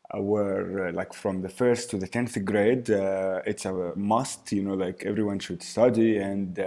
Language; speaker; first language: English; early bilingual, other home language; Arabic